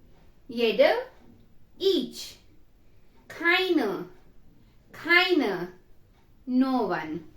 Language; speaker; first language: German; non-native, fluent; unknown